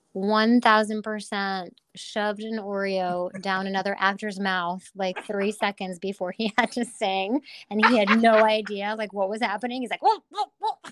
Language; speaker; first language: English; native; English